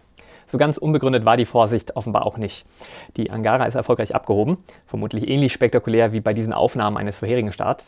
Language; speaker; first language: German; native; German